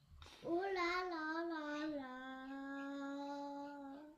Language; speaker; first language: French; native; French